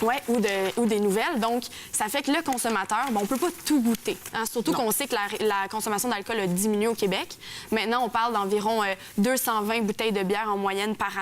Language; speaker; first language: French; native; French